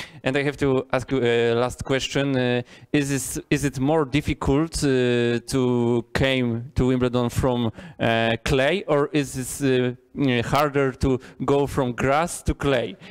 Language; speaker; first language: English; non-native, fluent; Polish